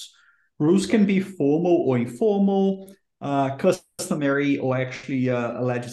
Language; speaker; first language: English; non-native, fluent; Portuguese